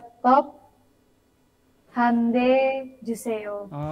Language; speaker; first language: Korean; non-native, learner; Indonesian